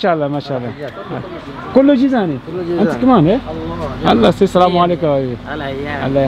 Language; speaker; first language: Arabic; non-native, learner; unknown